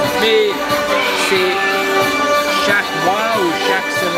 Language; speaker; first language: French; non-native, learner; Catalan